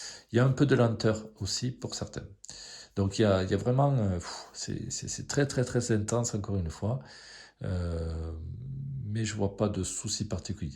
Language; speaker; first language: French; native; French